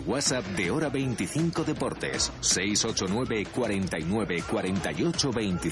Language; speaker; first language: Spanish; native; Spanish